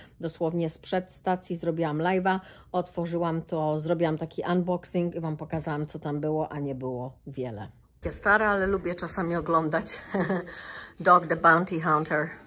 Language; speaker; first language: Polish; native; Polish